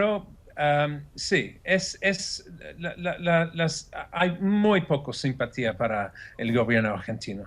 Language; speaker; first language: Spanish; non-native, fluent; English